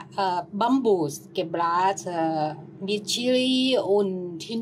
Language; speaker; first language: German; non-native, learner; Thai